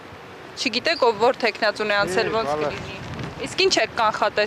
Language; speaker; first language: Armenian; native; Armenian